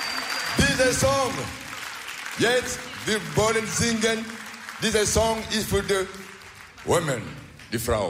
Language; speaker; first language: English; non-native, learner; German